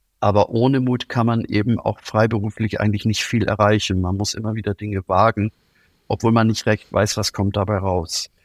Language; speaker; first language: German; native; German